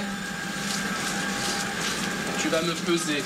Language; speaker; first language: French; native; French